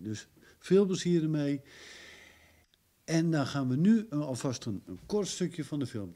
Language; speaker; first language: Dutch; native; Dutch